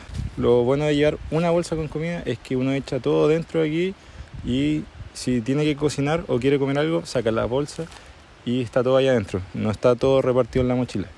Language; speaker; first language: Spanish; native; Spanish